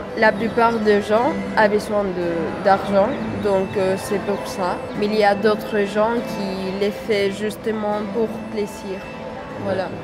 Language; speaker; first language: French; non-native, fluent; Spanish